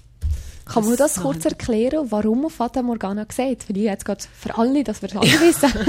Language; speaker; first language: German; native; German